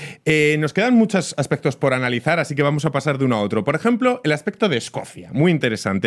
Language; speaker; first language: Spanish; native; Spanish